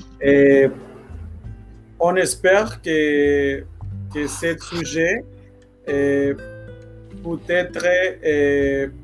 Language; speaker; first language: French; non-native, learner; Spanish